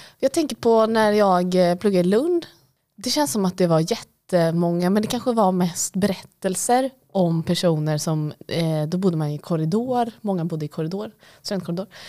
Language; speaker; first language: Swedish; native; Swedish